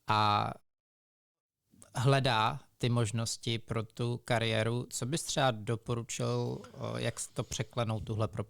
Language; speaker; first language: Czech; native; Czech